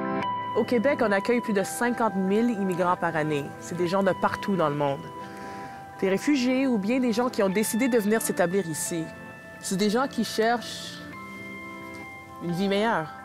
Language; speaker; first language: French; early bilingual, other home language; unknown